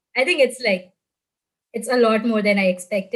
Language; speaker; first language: English; non-native, local second language; Gujarati